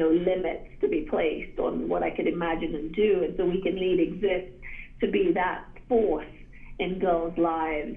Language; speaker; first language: English; native; English